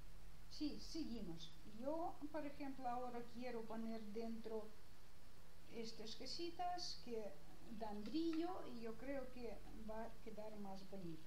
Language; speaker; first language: Spanish; non-native, learner; Russian